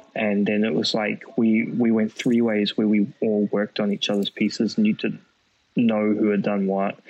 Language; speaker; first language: English; native; English